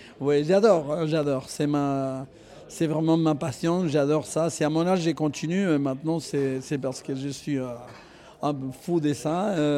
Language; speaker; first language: French; non-native, fluent; Spanish